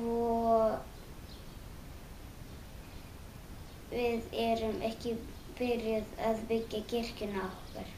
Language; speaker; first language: Icelandic; early bilingual, other home language; Russian